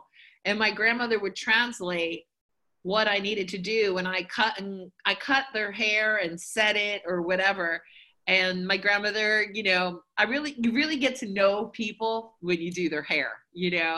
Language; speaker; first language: English; native; English